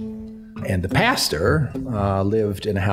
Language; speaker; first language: English; native; English